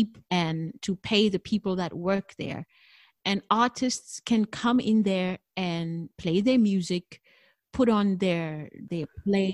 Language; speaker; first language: English; non-native, local second language; Northern Sotho